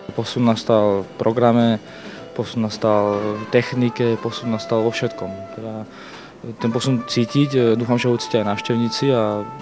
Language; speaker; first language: Slovak; native; Slovak